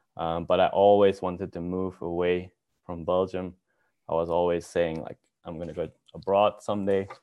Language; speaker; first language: English; non-native, fluent; Dutch